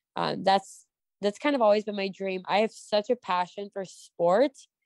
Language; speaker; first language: English; native; English